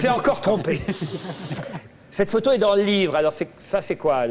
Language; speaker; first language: French; native; French